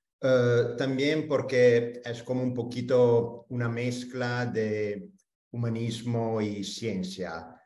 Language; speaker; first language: Spanish; non-native, fluent; Italian